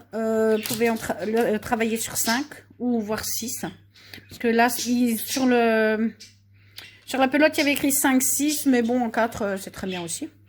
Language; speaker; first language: French; native; French